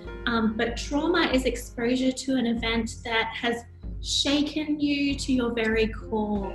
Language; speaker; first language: English; native; English